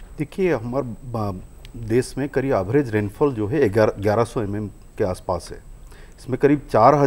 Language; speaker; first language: Hindi; non-native, local second language; Odia